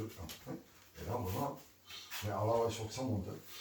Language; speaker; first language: French; native; French